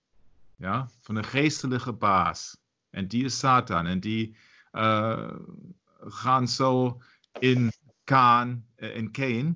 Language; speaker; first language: Dutch; non-native, learner; German